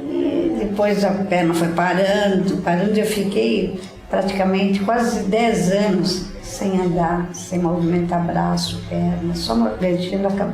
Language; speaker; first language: Portuguese; native; Portuguese